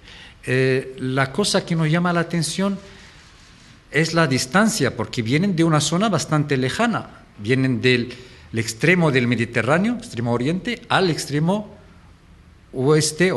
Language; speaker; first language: Spanish; non-native, fluent; Arabic